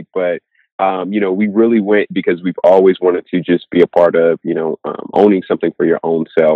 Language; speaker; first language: English; native; English